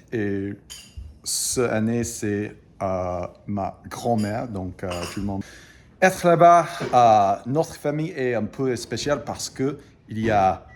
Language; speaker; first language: French; non-native, fluent; English